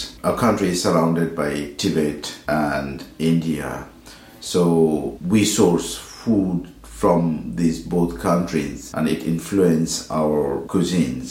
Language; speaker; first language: English; non-native, fluent; Nepali